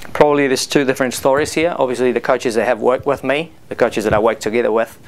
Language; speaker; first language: English; non-native, fluent; Spanish